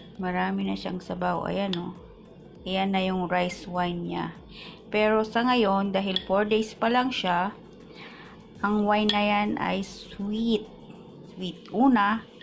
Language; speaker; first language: Filipino; non-native, local second language; Iloko